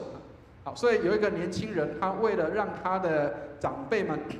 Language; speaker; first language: Chinese; native; Chinese